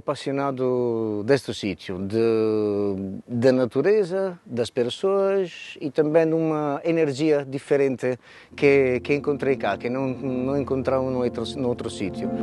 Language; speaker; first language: Portuguese; non-native, fluent; Italian